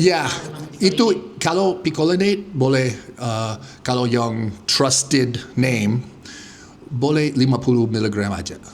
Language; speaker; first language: Indonesian; non-native, fluent; English